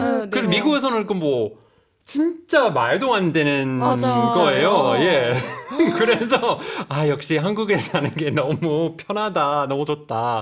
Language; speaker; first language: Korean; non-native, fluent; English